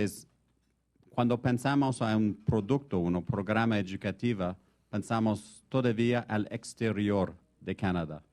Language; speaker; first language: Spanish; non-native, fluent; French